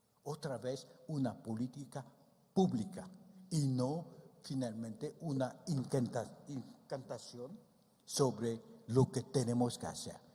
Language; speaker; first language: Spanish; non-native, fluent; Vietnamese